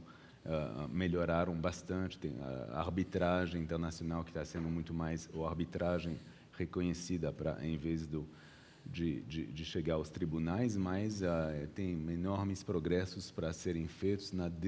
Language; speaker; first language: Portuguese; early bilingual, heritage; Portuguese